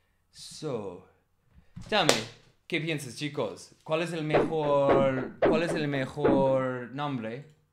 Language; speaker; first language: Spanish; non-native, learner; English